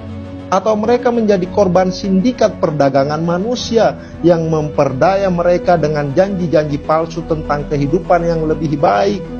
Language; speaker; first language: Indonesian; native; Indonesian